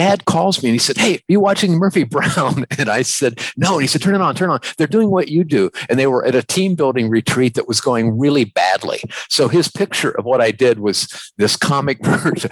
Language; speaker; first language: English; native; English